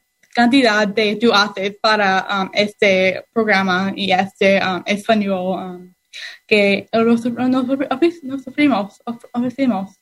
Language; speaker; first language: Spanish; non-native, learner; English